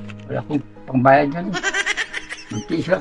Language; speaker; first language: Filipino; non-native, local second language; Bikol